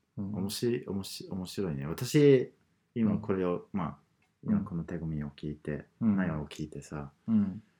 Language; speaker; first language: Japanese; non-native, fluent; English